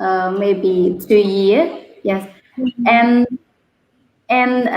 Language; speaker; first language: English; non-native, learner; Khmer